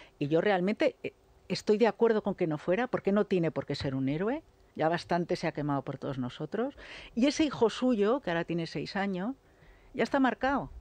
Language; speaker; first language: Spanish; native; Spanish